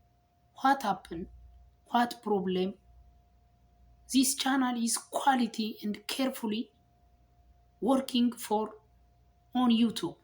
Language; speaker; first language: English; non-native, learner; Amharic